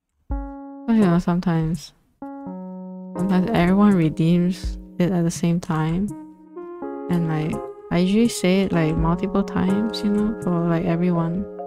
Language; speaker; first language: English; native; English